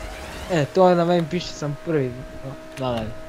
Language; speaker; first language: Bulgarian; native; Bulgarian